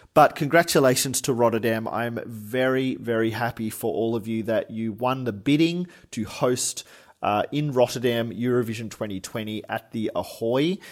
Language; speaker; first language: English; native; English